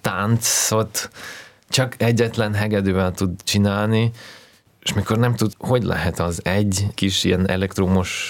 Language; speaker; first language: Hungarian; early bilingual, heritage; Hungarian